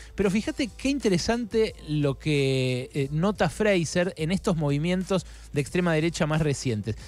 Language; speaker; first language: Spanish; native; Spanish